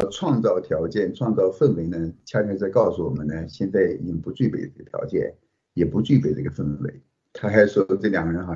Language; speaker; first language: Chinese; native; Chinese